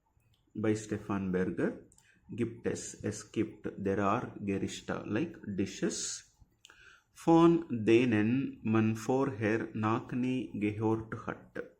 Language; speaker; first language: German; non-native, fluent; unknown